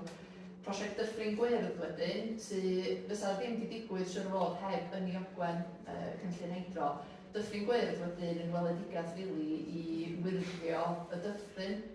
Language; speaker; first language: Welsh; native; Welsh